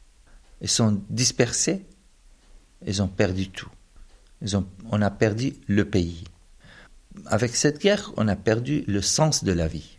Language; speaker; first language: French; non-native, fluent; Arabic